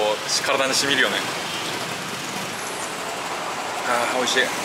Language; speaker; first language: Japanese; native; Japanese